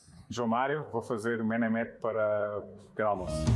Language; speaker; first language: Portuguese; native; Portuguese